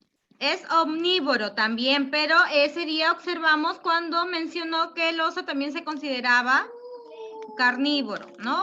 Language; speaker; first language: Spanish; native; Spanish